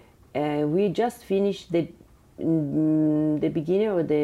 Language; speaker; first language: English; non-native, learner; Italian